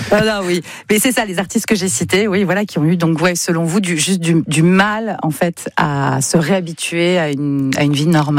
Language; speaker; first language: French; native; French